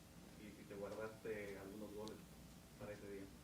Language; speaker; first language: Spanish; native; Spanish